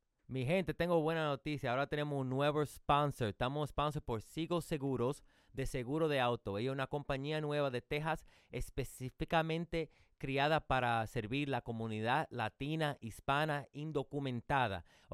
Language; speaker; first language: Spanish; early bilingual, heritage; Spanish